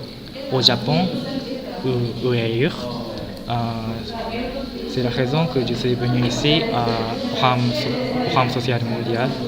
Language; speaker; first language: French; non-native, fluent; Japanese